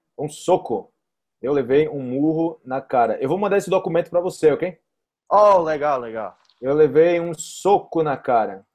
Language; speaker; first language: Portuguese; native; Portuguese